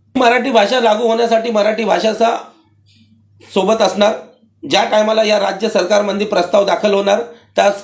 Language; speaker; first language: Marathi; non-native, local second language; Urdu